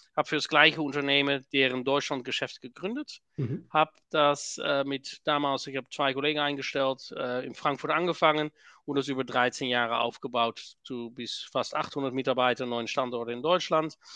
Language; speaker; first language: German; non-native, fluent; Dutch